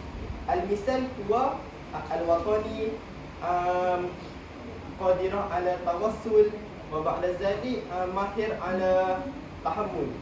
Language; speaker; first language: Arabic; non-native, learner; Malay